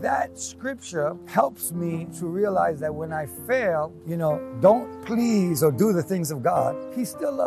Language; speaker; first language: English; native; English